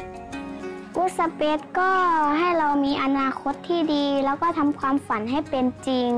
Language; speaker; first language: Thai; early bilingual, other home language; Shan